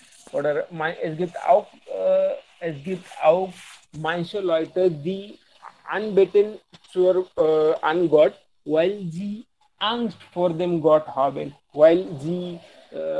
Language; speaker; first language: German; non-native, learner; Hindi